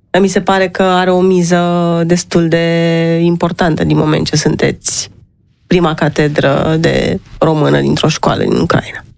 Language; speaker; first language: Romanian; native; Romanian